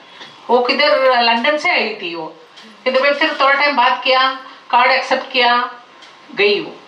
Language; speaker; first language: Hindi; non-native, local second language; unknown